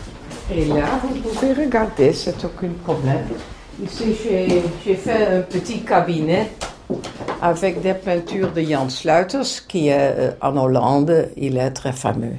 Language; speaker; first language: French; non-native, learner; Dutch